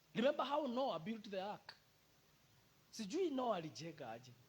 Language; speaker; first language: English; non-native, local second language; Swahili